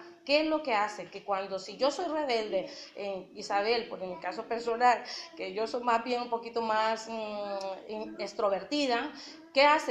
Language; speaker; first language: Spanish; native; Spanish